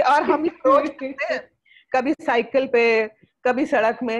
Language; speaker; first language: Hindi; early bilingual, heritage; Hindi